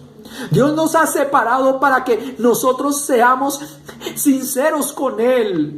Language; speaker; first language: Spanish; native; Spanish